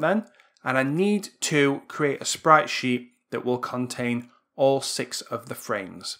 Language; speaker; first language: English; native; English